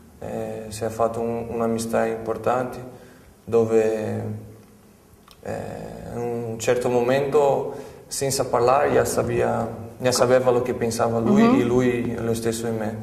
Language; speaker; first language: Italian; non-native, fluent; Portuguese